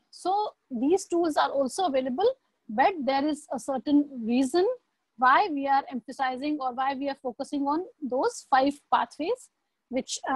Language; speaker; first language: English; non-native, fluent; Hindi